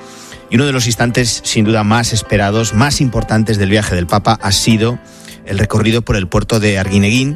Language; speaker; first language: Spanish; native; Spanish